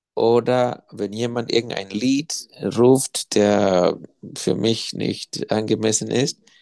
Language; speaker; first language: German; non-native, fluent; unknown